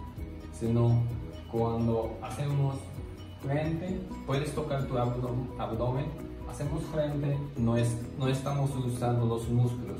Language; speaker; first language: Spanish; non-native, learner; Japanese